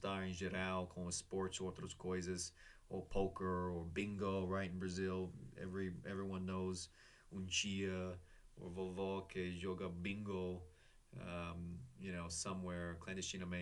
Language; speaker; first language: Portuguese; non-native, learner; English